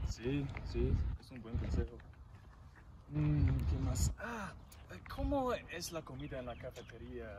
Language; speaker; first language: Spanish; non-native, learner; English